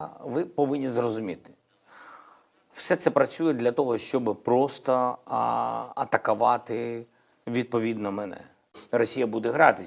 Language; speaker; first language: Ukrainian; non-native, local second language; Russian